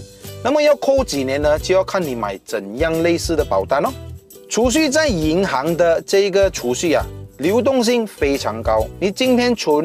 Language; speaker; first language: Chinese; native; Chinese